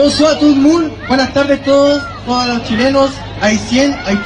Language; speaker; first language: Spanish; non-native, learner; Haitian Creole